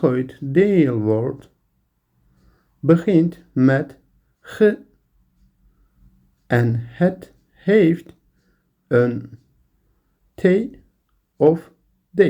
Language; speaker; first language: Dutch; non-native, learner; Turkish